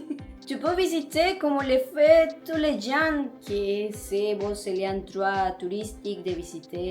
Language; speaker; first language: French; non-native, learner; Spanish